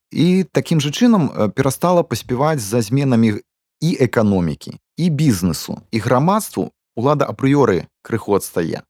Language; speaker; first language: Belarusian; non-native, local second language; Russian